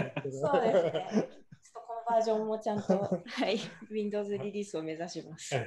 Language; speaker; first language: Japanese; native; Japanese